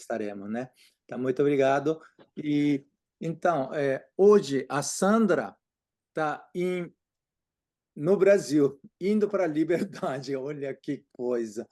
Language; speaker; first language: Portuguese; non-native, fluent; Japanese